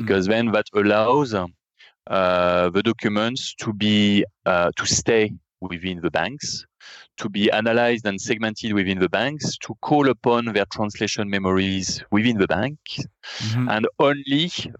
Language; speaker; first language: English; non-native, fluent; French